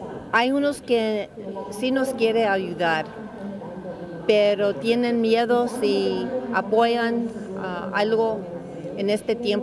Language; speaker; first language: Spanish; early bilingual, heritage; English